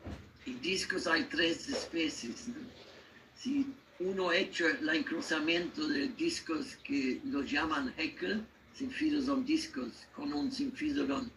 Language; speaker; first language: Spanish; non-native, learner; German